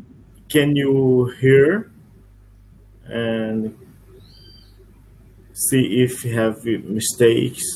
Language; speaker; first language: English; non-native, learner; Portuguese